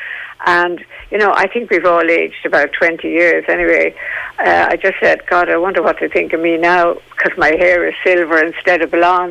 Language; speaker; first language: English; native; English